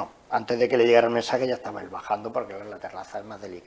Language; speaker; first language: Spanish; native; Spanish